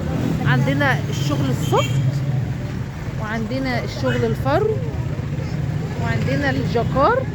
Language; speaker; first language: Arabic; native; Arabic